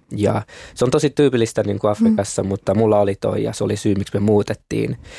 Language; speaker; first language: Finnish; early bilingual, other home language; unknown